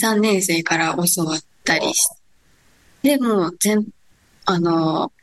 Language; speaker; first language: Japanese; native; Japanese